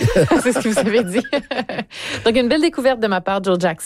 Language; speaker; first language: French; native; French